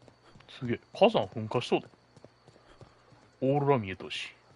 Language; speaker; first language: Japanese; native; Japanese